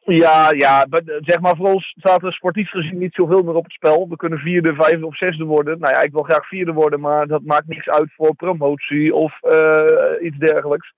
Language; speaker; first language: Dutch; native; Dutch